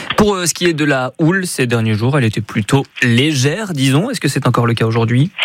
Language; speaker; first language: French; native; French